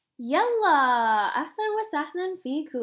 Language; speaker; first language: Arabic; non-native, learner; English